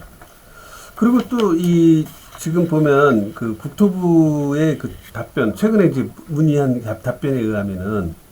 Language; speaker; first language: Korean; native; Korean